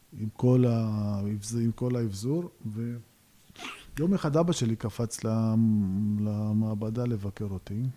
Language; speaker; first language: Hebrew; early bilingual, other home language; Georgian